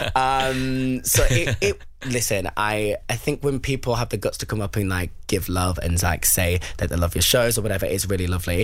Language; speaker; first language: English; native; English